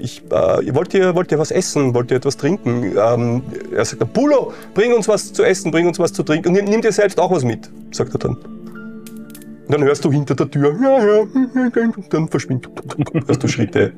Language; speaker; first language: German; native; German